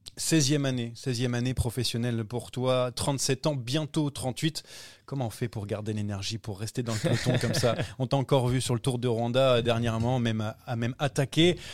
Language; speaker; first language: French; native; French